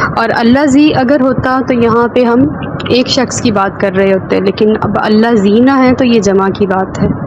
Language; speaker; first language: Urdu; native; Urdu